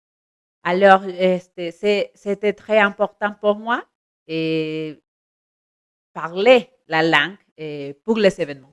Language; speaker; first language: French; non-native, learner; Spanish